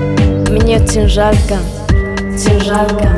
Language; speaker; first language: Russian; non-native, learner; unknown